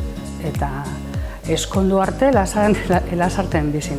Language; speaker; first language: Basque; non-native, local second language; Spanish